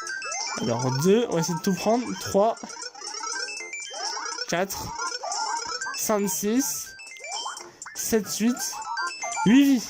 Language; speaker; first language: French; native; French